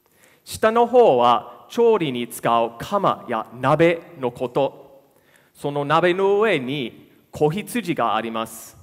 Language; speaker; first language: Japanese; non-native, fluent; English